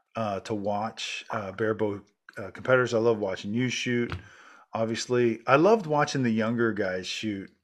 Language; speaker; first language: English; native; English